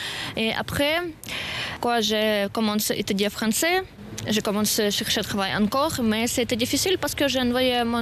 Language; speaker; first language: French; non-native, learner; Ukrainian